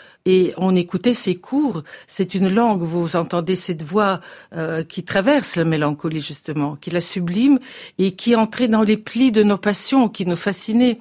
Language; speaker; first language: French; non-native, fluent; Bulgarian